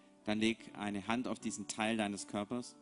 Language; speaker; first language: German; native; German